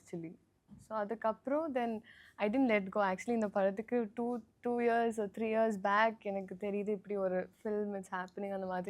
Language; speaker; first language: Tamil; non-native, learner; Telugu